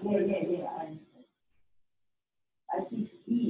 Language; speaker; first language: English; non-native, learner; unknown